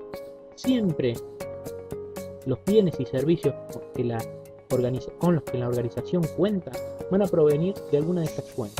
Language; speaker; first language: Spanish; native; Spanish